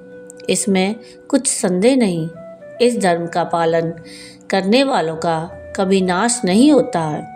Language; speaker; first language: Hindi; native; Hindi